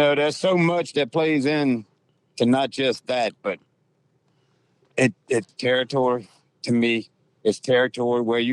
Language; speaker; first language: English; native; English